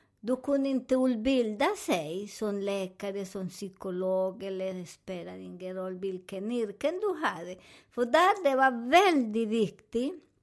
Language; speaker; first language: Swedish; non-native, fluent; Spanish